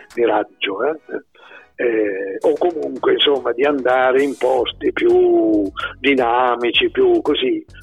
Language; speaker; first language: Italian; native; Italian